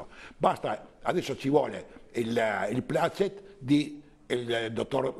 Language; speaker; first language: Italian; native; Italian